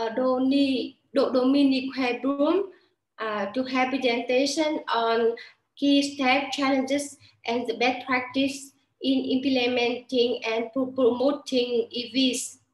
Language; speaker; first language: English; non-native, learner; Vietnamese